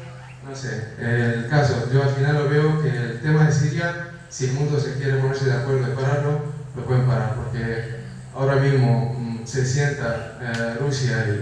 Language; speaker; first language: Spanish; non-native, fluent; Kurdish